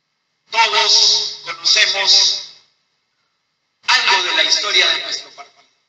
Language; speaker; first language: Spanish; native; Spanish